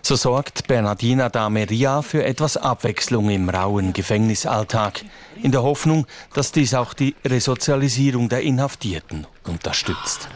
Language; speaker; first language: German; native; German